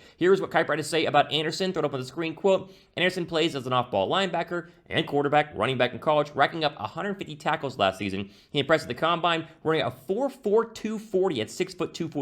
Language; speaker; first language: English; native; English